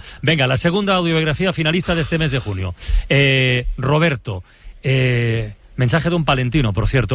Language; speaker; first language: Spanish; native; Spanish